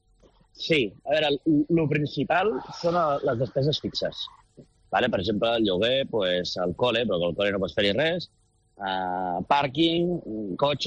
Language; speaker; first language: Catalan; native; Catalan